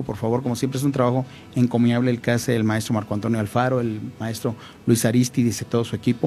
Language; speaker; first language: Spanish; native; Spanish